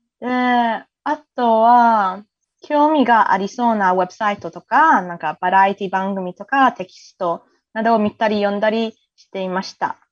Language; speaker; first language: Japanese; non-native, fluent; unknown